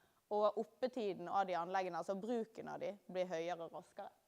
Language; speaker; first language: Norwegian; native; Norwegian